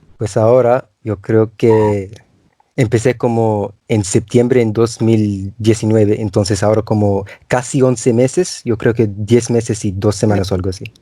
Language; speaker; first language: Spanish; non-native, fluent; Arabic